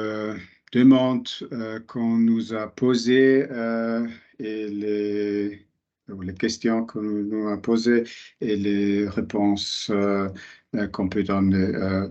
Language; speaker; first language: French; non-native, local second language; German